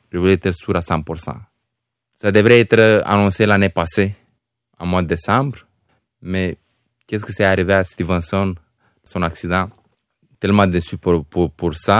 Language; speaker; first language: French; non-native, fluent; Romanian